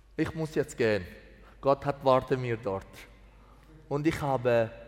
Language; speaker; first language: German; non-native, learner; Persian